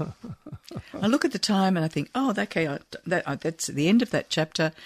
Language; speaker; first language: English; native; English